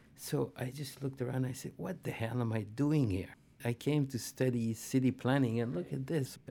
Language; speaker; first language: English; non-native, fluent; Arabic